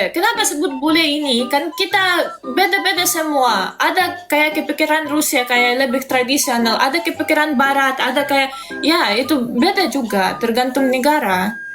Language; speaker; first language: Indonesian; non-native, fluent; Russian